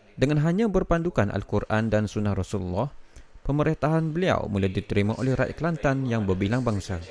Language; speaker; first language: Malay; native; Malay